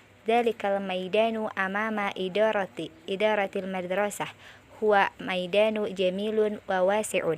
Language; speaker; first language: Arabic; non-native, learner; Indonesian